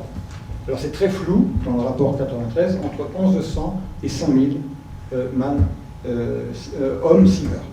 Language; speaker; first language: French; native; French